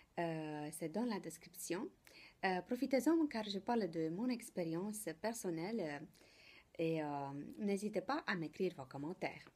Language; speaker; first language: French; non-native, fluent; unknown